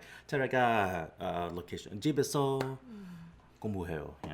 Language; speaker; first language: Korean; non-native, learner; English